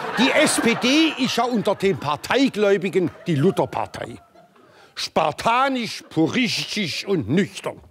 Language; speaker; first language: German; native; German